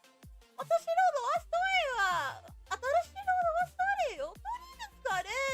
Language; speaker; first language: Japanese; non-native, learner; English